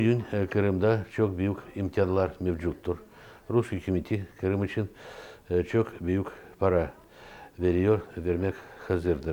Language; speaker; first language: Turkish; non-native, fluent; Russian